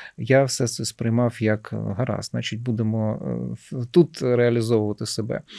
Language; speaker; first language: Ukrainian; native; Ukrainian